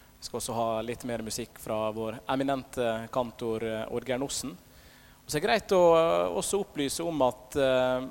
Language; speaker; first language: Norwegian; native; Norwegian